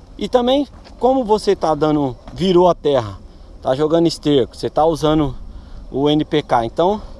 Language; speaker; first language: Portuguese; native; Portuguese